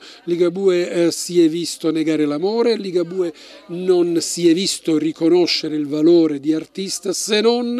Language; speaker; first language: Italian; native; Italian